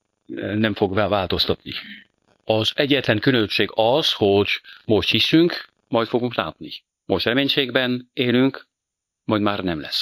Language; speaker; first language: Hungarian; non-native, fluent; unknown